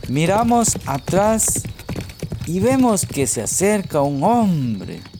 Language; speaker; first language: Spanish; native; Spanish